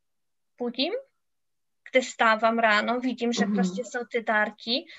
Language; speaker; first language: Czech; non-native, learner; English